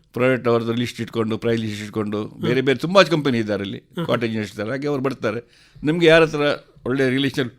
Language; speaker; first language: Kannada; non-native, local second language; Konkani